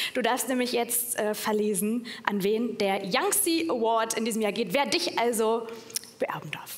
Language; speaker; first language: German; native; German